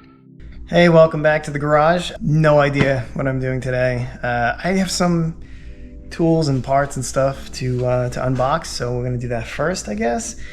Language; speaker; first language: English; native; English